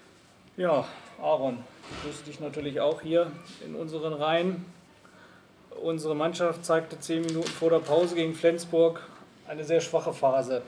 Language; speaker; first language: German; native; German